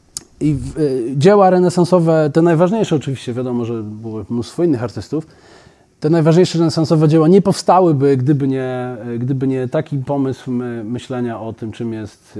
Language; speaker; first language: Polish; native; Polish